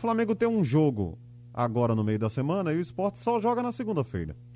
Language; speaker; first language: Portuguese; native; Portuguese